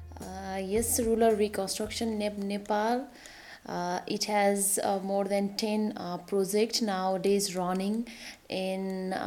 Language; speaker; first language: English; non-native, fluent; Nepali